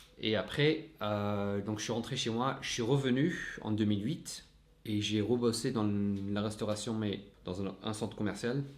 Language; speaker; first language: French; non-native, fluent; English